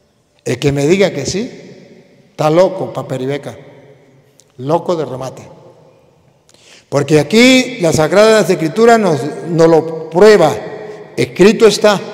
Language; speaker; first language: Spanish; native; Spanish